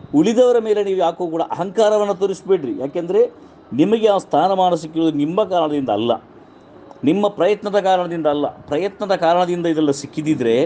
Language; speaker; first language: Kannada; non-native, local second language; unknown